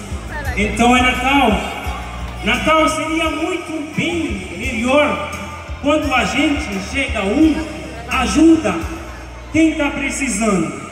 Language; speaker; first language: Portuguese; non-native, fluent; Haitian Creole